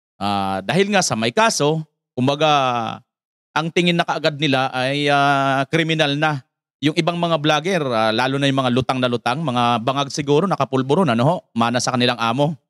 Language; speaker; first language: Filipino; native; Filipino